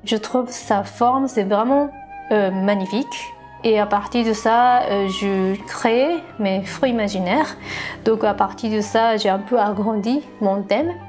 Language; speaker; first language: French; non-native, learner; Japanese